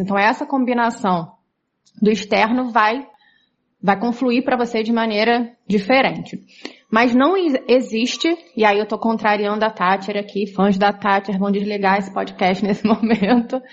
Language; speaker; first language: Portuguese; native; Portuguese